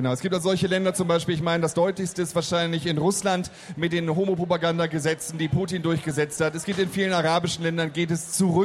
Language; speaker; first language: German; native; German